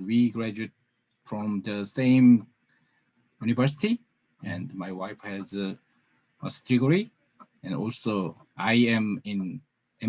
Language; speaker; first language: English; non-native, learner; Korean